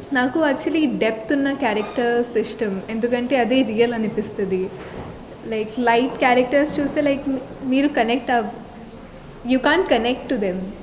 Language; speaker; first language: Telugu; non-native, learner; Tulu